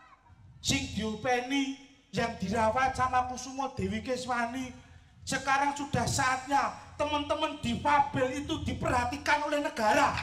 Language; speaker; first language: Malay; non-native, local second language; Javanese